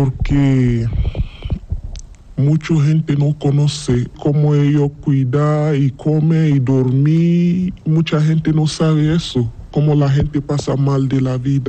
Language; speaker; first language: Spanish; non-native, learner; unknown